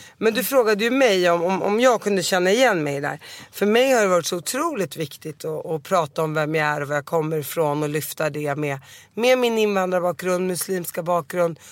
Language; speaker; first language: Swedish; early bilingual, other home language; Arabic